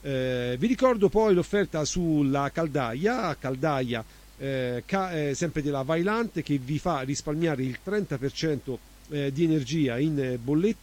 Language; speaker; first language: Italian; native; Italian